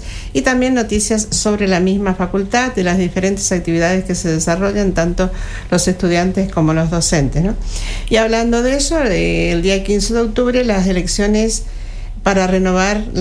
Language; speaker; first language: Spanish; native; Spanish